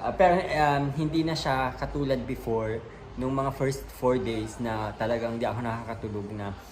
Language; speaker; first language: Filipino; non-native, local second language; Bikol